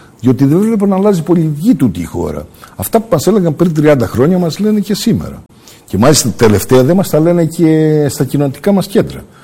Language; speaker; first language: Greek; early bilingual, heritage; Greek